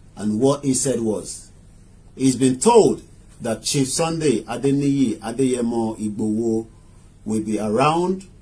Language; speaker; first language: English; non-native, local second language; Yoruba